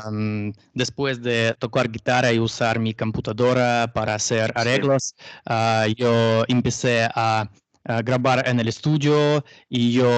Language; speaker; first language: Spanish; non-native, learner; Russian